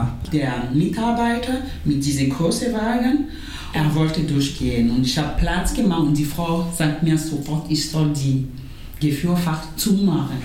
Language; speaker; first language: German; non-native, fluent; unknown